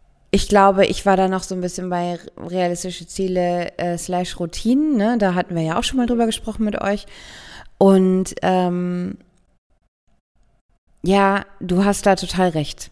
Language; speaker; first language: German; native; German